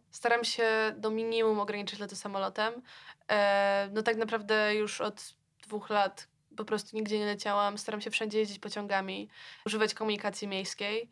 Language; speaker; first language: Polish; native; Polish